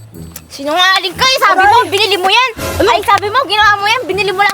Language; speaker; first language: Filipino; native; Filipino